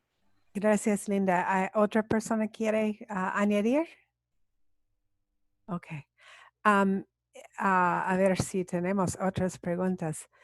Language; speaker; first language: Spanish; non-native, fluent; English